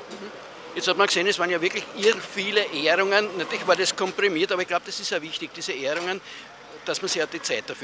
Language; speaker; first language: German; native; German